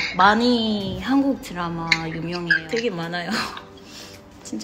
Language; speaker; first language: Korean; non-native, learner; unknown